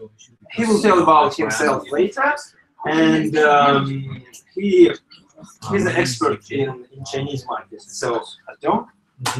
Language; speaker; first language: English; non-native, fluent; Russian